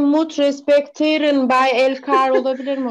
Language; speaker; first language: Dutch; non-native, learner; Turkish